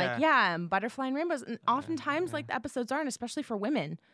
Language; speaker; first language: English; native; English